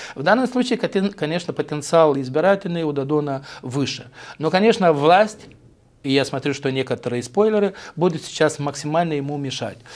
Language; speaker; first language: Russian; native; Russian